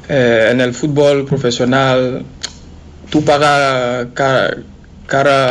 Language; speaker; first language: Spanish; non-native, fluent; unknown